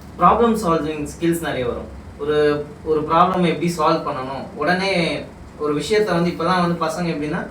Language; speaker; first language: Tamil; native; Tamil